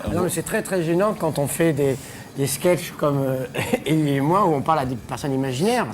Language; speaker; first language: French; native; French